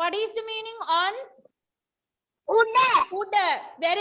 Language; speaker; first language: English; non-native, fluent; Sinhala